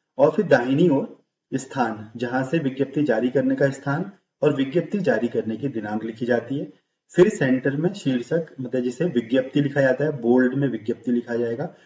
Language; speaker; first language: Hindi; native; Hindi